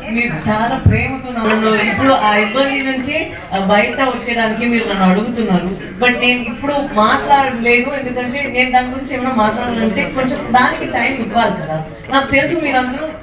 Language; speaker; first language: Telugu; non-native, local second language; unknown